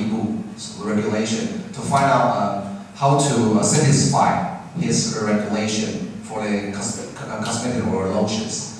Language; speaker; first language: English; non-native, fluent; Chinese